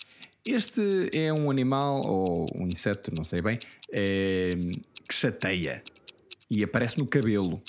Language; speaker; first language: Portuguese; early bilingual, heritage; Portuguese